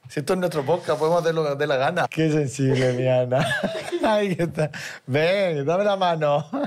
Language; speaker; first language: Spanish; native; Spanish